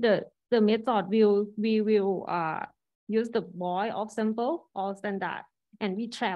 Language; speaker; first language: English; non-native, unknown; Thai